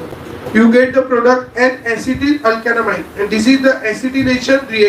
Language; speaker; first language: English; non-native, local second language; Marathi